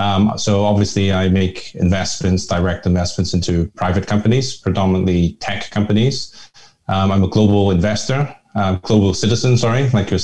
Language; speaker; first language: English; early bilingual, other home language; Hakka Chinese